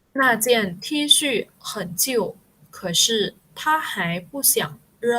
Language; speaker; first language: Chinese; non-native, fluent; Thai